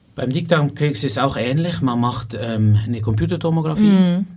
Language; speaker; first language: German; native; German